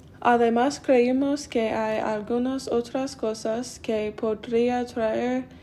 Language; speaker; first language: Spanish; non-native, learner; English